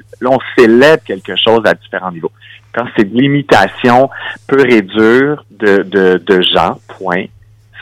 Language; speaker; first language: French; native; French